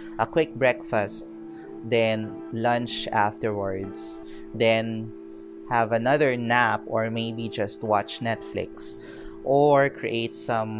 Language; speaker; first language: English; non-native, local second language; Filipino